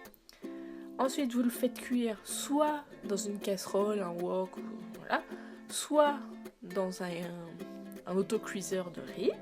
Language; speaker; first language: French; native; French